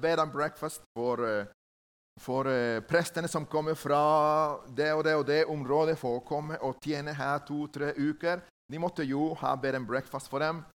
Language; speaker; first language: Norwegian; non-native, learner; Spanish